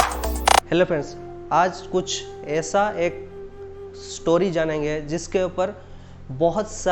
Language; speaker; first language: Hindi; non-native, local second language; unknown